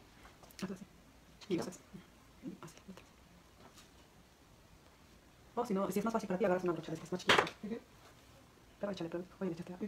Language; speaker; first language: Spanish; native; Spanish